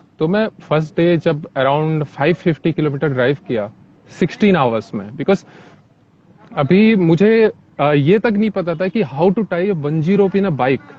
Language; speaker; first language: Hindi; native; Hindi